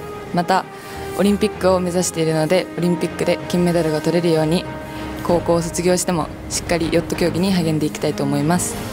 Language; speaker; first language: Japanese; native; Japanese